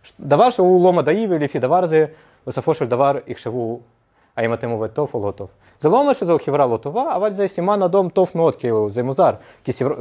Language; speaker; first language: Hebrew; non-native, fluent; Russian